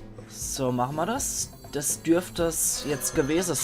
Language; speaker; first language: German; native; German